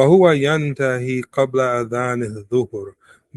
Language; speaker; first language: Arabic; non-native, learner; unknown